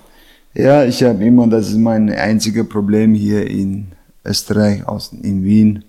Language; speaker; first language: German; non-native, fluent; Chechen